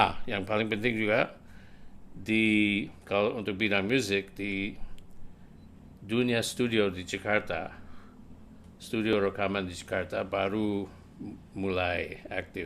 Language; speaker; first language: Indonesian; non-native, fluent; English